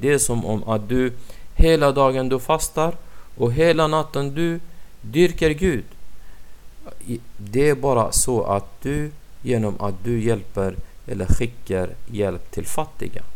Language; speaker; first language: Swedish; non-native, fluent; Arabic